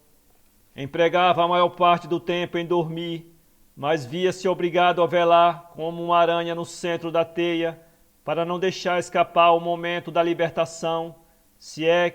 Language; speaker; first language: Portuguese; native; Portuguese